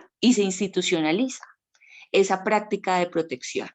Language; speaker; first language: Spanish; native; Spanish